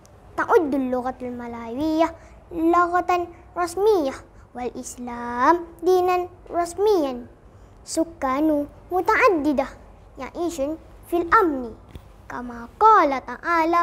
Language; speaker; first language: Arabic; non-native, learner; Malay